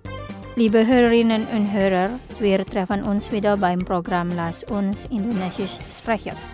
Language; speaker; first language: German; non-native, learner; Indonesian